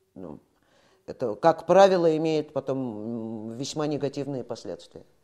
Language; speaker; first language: Russian; native; Russian